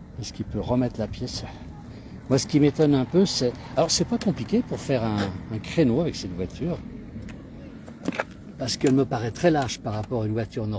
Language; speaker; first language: French; native; French